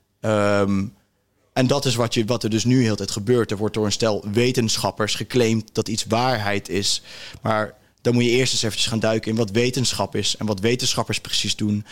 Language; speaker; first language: Dutch; native; Dutch